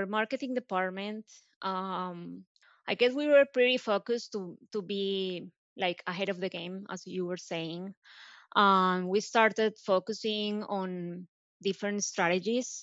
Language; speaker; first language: English; non-native, fluent; Spanish